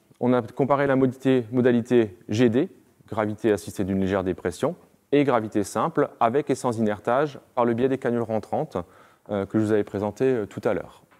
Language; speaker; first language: French; native; French